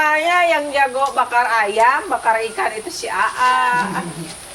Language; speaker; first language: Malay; non-native, local second language; Sundanese